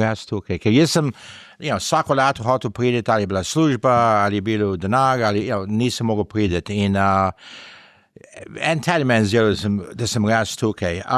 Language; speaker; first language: Slovenian; early bilingual, heritage; English